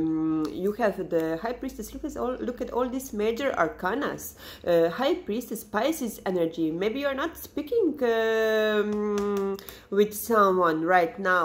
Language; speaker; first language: English; non-native, fluent; Serbian